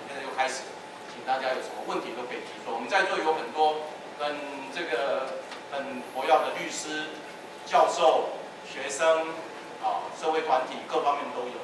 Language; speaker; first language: Chinese; native; Chinese